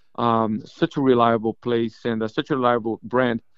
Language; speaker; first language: English; non-native, fluent; Portuguese